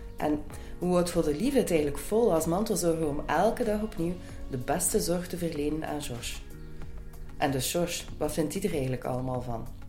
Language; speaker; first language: Dutch; native; Dutch